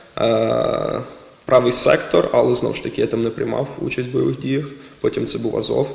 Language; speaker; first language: Ukrainian; non-native, local second language; Russian